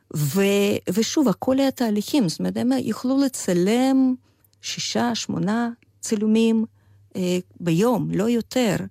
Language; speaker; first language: Hebrew; non-native, fluent; Russian